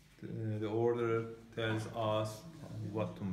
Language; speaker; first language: English; non-native, learner; Persian